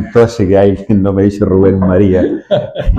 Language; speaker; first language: Spanish; native; Spanish